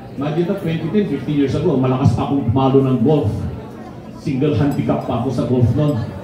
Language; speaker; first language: Filipino; non-native, local second language; Iloko